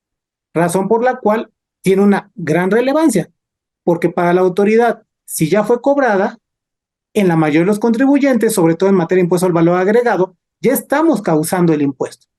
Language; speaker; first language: Spanish; native; Spanish